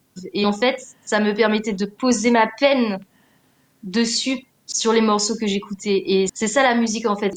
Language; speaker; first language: French; native; French